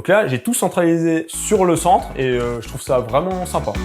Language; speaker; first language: French; native; French